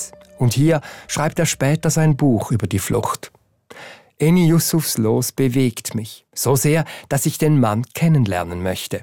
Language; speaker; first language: German; native; German